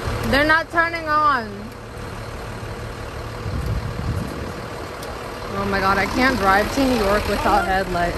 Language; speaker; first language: English; early bilingual, other home language; Spanish